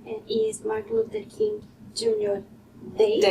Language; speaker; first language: English; non-native, learner; Portuguese